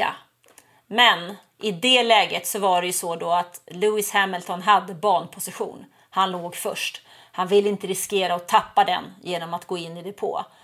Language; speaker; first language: Swedish; native; Swedish